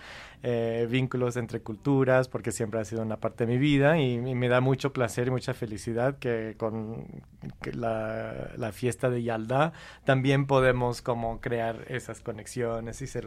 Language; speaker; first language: Spanish; non-native, fluent; English